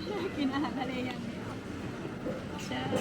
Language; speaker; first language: Thai; native; Thai